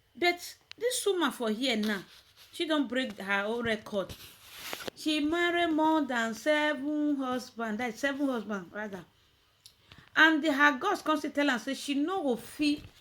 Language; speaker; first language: Nigerian Pidgin; native; Nigerian Pidgin